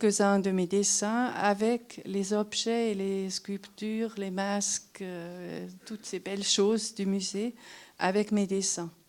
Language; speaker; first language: French; non-native, local second language; German